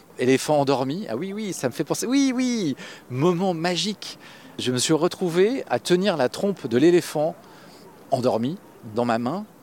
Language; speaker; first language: French; native; French